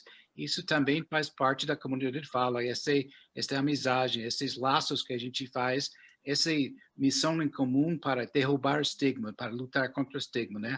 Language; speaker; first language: Portuguese; non-native, fluent; English